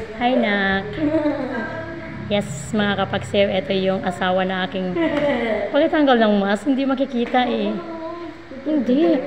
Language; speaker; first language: Filipino; native; Filipino